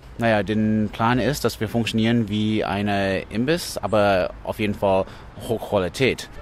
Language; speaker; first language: German; non-native, fluent; English